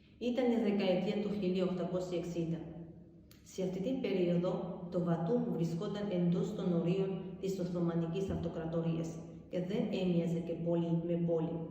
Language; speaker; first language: Greek; non-native, fluent; Georgian